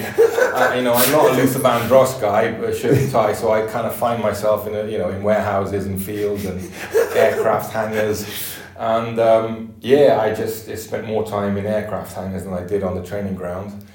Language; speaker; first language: English; native; English